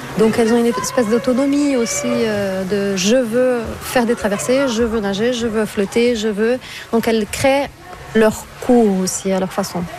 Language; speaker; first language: French; non-native, fluent; Portuguese